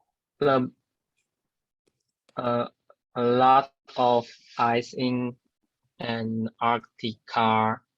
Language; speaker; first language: English; non-native, learner; Chinese